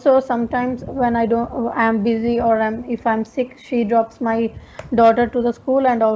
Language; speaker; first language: English; non-native, local second language; Punjabi